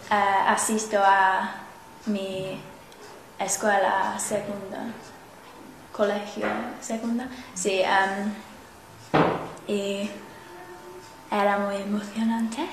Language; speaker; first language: Spanish; non-native, learner; English